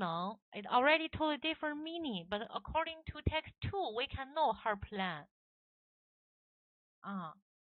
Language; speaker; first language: English; non-native, learner; Chinese